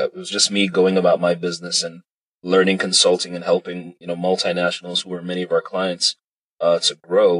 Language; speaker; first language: English; native; English